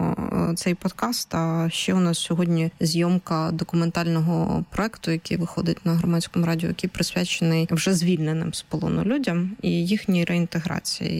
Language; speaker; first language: Ukrainian; native; Ukrainian